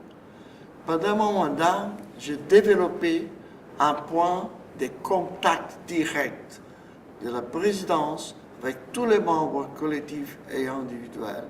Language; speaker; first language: French; non-native, fluent; Portuguese